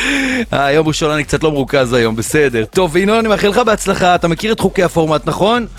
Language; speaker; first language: Hebrew; native; Hebrew